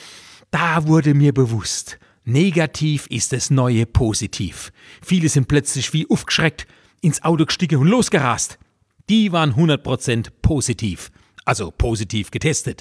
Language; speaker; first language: German; native; German